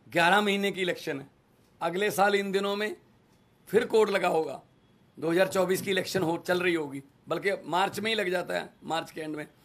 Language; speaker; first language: Hindi; non-native, local second language; Punjabi